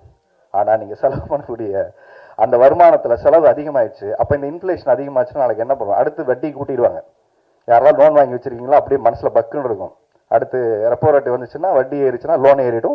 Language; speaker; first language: Tamil; native; Tamil